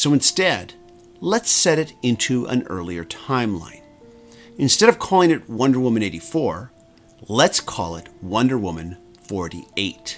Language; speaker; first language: English; native; English